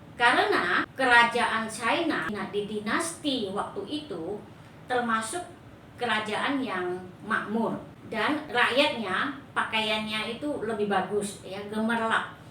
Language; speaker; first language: Indonesian; native; Indonesian